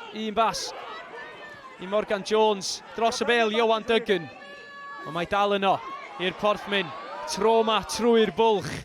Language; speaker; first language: Welsh; native; Welsh